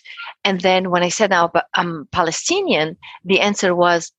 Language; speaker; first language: English; non-native, fluent; Arabic